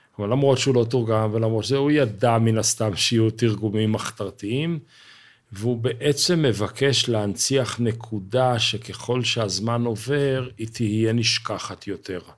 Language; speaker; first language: Hebrew; native; Hebrew